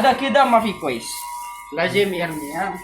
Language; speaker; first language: Arabic; non-native, learner; Filipino